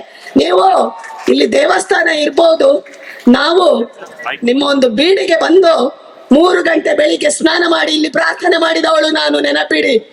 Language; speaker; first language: Kannada; native; Kannada